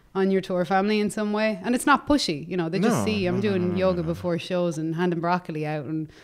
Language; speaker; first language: English; native; English